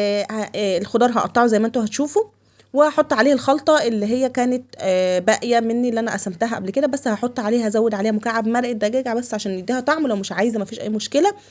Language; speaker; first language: Arabic; native; Arabic